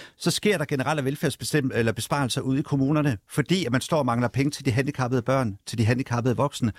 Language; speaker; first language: Danish; native; Danish